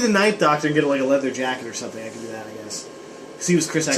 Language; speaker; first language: English; native; English